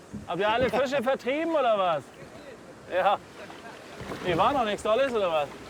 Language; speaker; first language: German; native; German